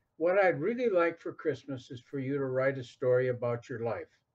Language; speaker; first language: English; native; English